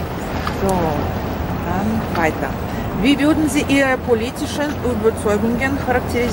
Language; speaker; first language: German; non-native, learner; Russian